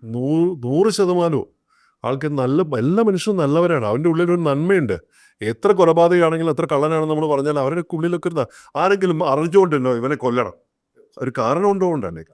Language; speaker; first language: Malayalam; native; Malayalam